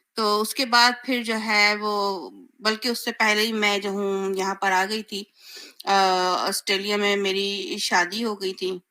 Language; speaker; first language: Urdu; native; Urdu